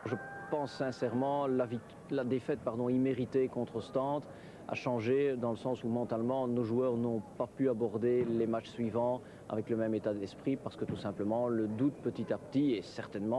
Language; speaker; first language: French; native; French